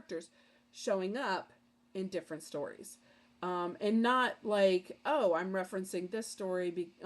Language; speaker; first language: English; native; English